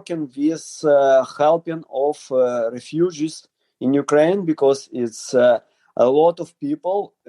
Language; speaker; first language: English; non-native, learner; Ukrainian